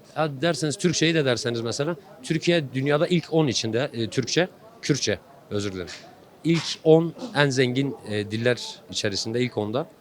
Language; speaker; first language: Turkish; non-native, local second language; Kurdish